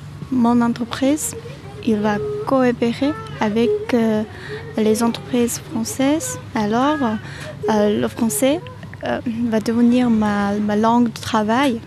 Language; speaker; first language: French; non-native, fluent; Chinese